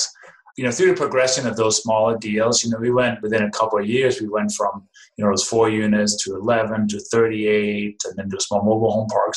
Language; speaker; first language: English; non-native, fluent; Danish